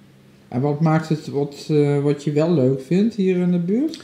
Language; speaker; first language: Dutch; native; Dutch